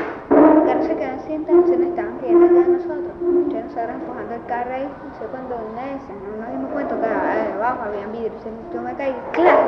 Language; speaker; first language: Spanish; native; Spanish